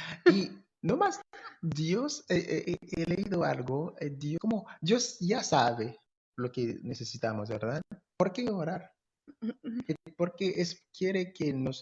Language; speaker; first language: Spanish; non-native, fluent; English